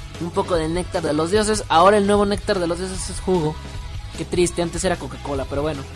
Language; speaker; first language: Spanish; native; Spanish